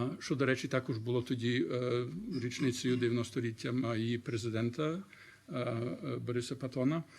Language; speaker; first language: Ukrainian; early bilingual, heritage; Ukrainian